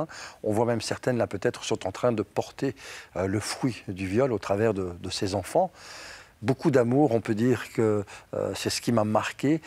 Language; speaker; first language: French; native; French